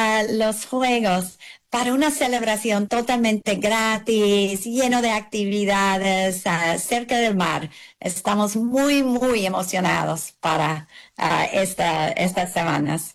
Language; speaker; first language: Spanish; early bilingual, heritage; English